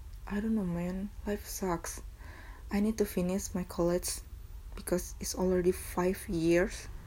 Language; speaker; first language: English; non-native, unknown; Indonesian